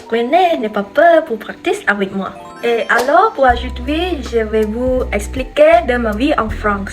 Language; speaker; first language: French; non-native, learner; Khmer